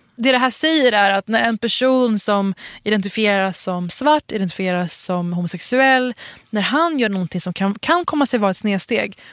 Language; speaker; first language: Swedish; early bilingual, other home language; Persian